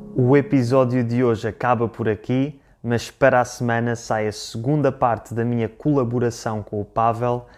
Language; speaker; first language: Portuguese; native; Portuguese